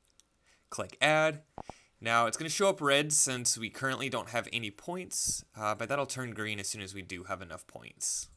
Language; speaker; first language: English; native; English